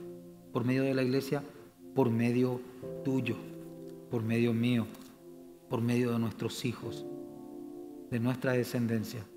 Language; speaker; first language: Spanish; native; Spanish